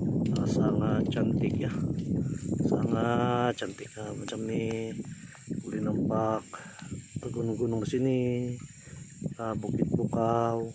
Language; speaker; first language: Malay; non-native, local second language; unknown